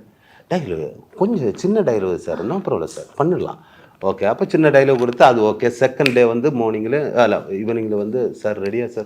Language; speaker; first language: Tamil; non-native, learner; Malayalam